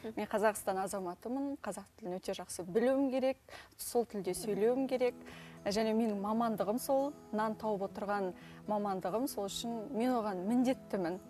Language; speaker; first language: Kazakh; non-native, local second language; Uzbek